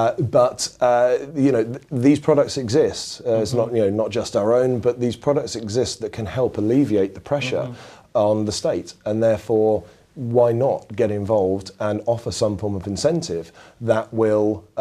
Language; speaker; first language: English; native; English